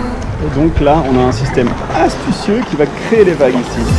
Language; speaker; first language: French; native; French